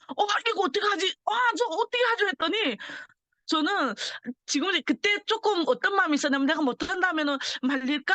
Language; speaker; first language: Korean; early bilingual, heritage; Korean